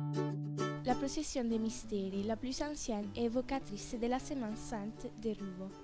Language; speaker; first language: French; non-native, learner; Italian